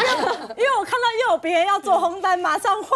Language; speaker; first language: Chinese; native; Chinese